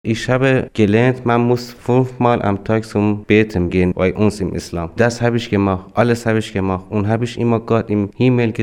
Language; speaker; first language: German; non-native, learner; Persian